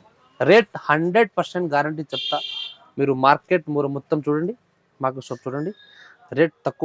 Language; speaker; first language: Telugu; non-native, local second language; Hindi